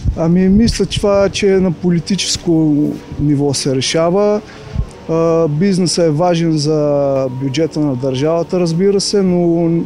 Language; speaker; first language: Bulgarian; native; Bulgarian